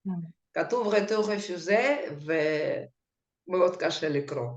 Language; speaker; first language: Hebrew; non-native, fluent; Russian